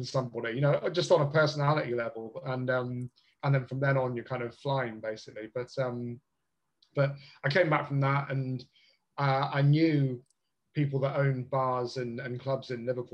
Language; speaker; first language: English; native; English